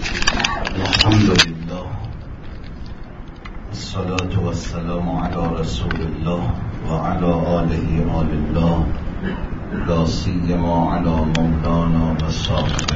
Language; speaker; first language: Arabic; non-native, fluent; Persian